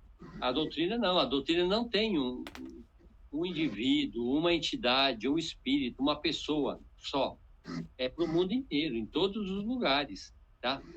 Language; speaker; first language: Portuguese; native; Portuguese